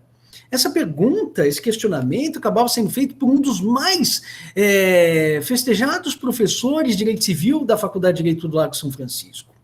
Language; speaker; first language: Portuguese; native; Portuguese